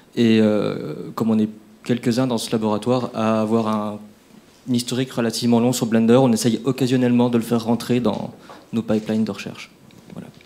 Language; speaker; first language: French; native; French